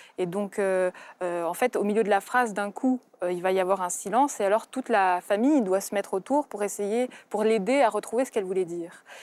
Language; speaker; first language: French; early bilingual, other home language; Russian